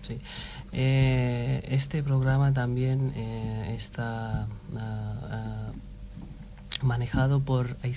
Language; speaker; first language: Spanish; non-native, fluent; Hindi